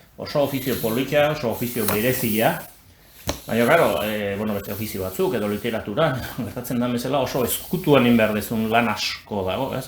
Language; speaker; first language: Basque; native; Basque